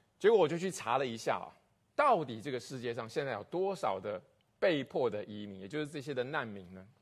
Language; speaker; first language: Chinese; native; Chinese